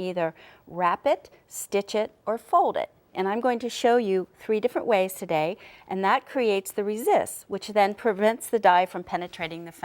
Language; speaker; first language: English; native; English